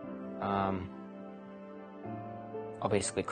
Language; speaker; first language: English; native; English